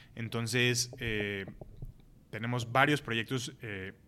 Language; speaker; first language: Spanish; native; Spanish